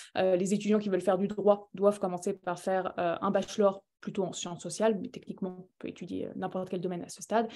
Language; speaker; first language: French; native; French